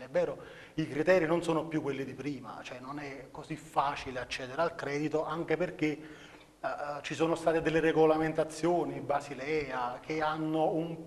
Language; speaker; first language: Italian; native; Italian